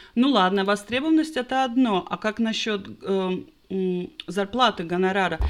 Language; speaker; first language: Russian; non-native, local second language; Latvian